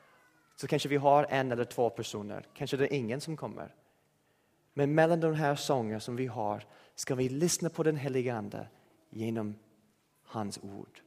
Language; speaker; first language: Swedish; non-native, fluent; English